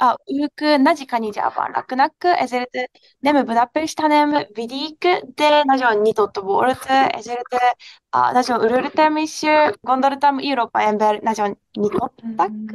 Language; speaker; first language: Hungarian; non-native, learner; Japanese